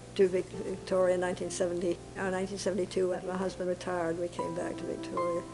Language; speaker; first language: English; native; English